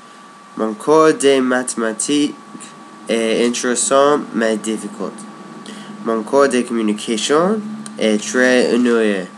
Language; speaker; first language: French; non-native, learner; English